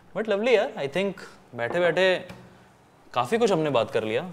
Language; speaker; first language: Hindi; native; Hindi